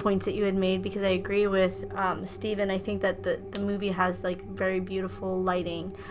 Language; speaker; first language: English; native; English